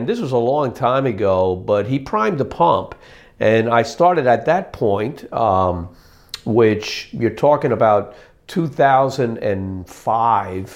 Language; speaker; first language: English; native; English